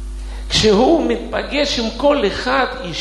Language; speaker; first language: Hebrew; non-native, fluent; Russian